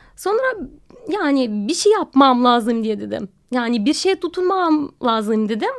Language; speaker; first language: Turkish; non-native, fluent; Russian